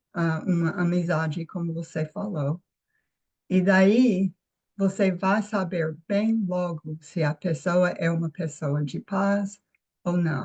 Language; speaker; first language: Portuguese; non-native, fluent; English